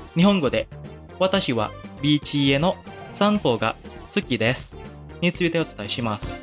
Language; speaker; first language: Japanese; non-native, fluent; Indonesian